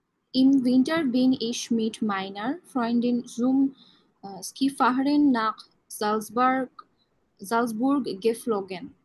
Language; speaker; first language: German; non-native, learner; Bangla